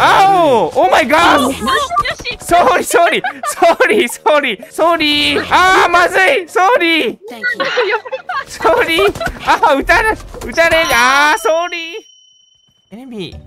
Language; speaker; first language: Japanese; native; Japanese